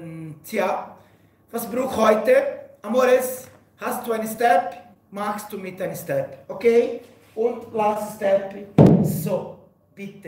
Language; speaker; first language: German; non-native, fluent; Portuguese